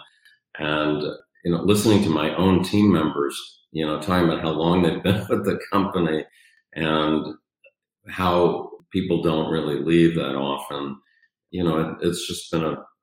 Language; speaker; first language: English; native; English